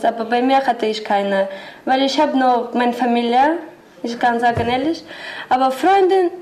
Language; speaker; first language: German; non-native, learner; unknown